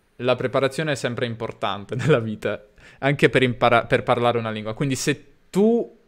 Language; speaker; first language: Italian; native; Italian